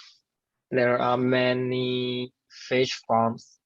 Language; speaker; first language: English; non-native, learner; Chinese